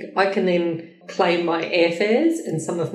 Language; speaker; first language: English; native; English